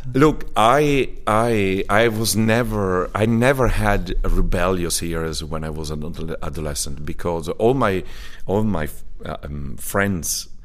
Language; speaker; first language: English; early bilingual, other home language; Italian